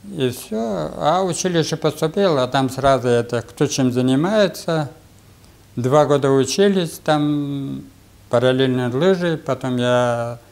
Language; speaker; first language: Russian; non-native, local second language; Bashkir